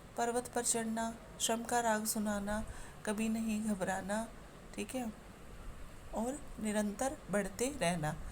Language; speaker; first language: Hindi; native; Hindi